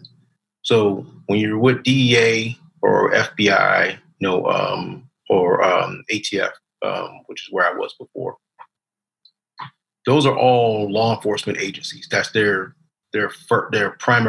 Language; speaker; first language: English; native; English